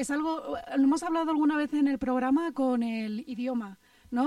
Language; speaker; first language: Spanish; native; Spanish